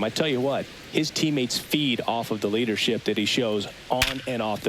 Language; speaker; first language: English; native; English